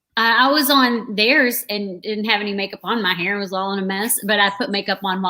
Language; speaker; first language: English; native; English